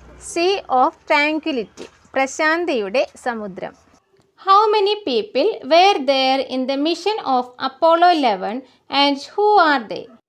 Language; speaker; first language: English; non-native, local second language; Malayalam